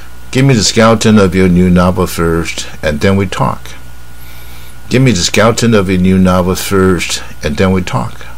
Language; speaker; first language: English; non-native, fluent; Chinese